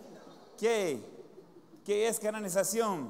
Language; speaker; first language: Spanish; non-native, fluent; English